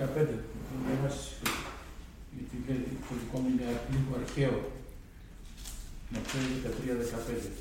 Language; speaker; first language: Greek; native; Greek